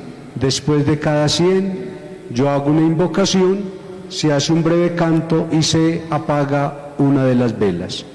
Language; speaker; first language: Spanish; native; Spanish